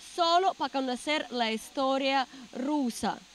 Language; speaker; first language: Spanish; non-native, fluent; Russian